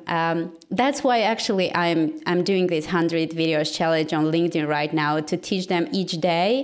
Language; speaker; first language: English; non-native, fluent; Armenian